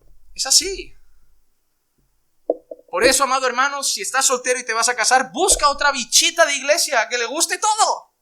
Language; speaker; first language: Spanish; native; Spanish